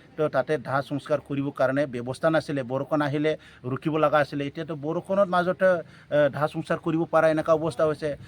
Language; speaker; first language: Assamese; non-native, local second language; Bodo